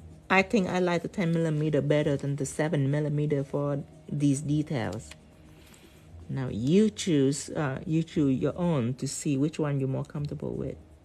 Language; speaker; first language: English; non-native, fluent; Vietnamese